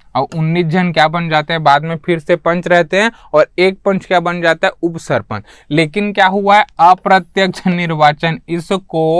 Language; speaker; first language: Hindi; native; Hindi